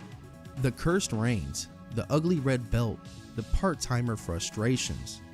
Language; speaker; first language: English; native; English